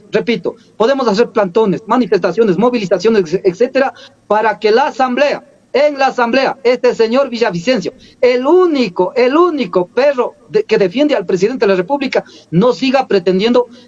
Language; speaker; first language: Spanish; native; Spanish